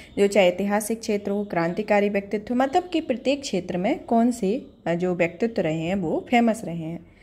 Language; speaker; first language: Hindi; native; Hindi